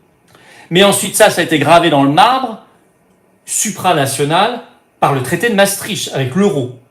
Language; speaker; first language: French; native; French